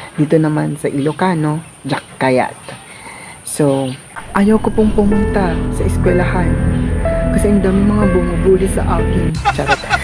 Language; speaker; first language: Filipino; non-native, local second language; Iloko